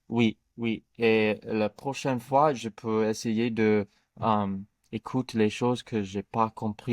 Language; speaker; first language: French; non-native, learner; English